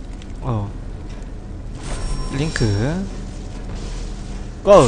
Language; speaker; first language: Korean; native; Korean